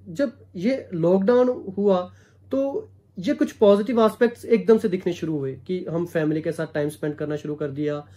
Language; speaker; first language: Hindi; non-native, local second language; Punjabi